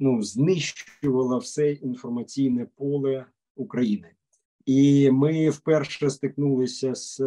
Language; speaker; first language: Ukrainian; native; Ukrainian